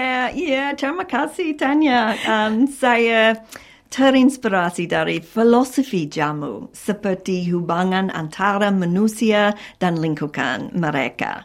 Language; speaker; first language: Indonesian; non-native, fluent; English